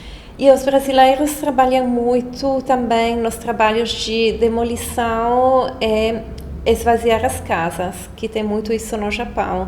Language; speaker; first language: Portuguese; non-native, fluent; Italian